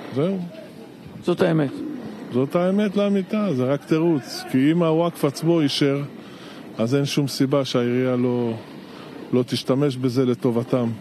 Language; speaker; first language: Hebrew; native; Hebrew